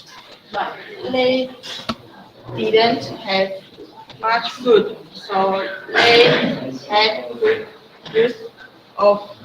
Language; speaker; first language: English; non-native, learner; Chinese